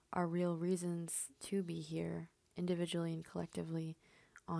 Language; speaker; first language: English; early bilingual, other home language; Spanish